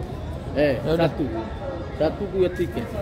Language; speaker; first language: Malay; non-native, learner; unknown